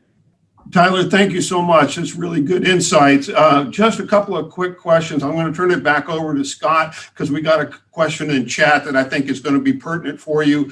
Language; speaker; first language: English; native; English